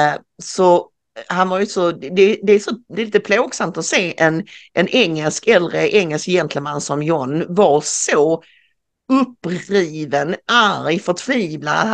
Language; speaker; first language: Swedish; native; Swedish